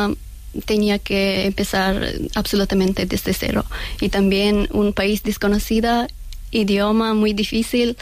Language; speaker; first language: Spanish; non-native, learner; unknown